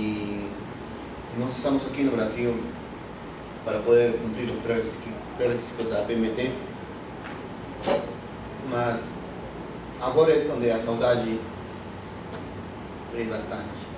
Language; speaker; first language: Portuguese; non-native, fluent; Spanish